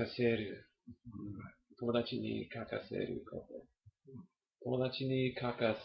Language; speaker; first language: Japanese; non-native, learner; English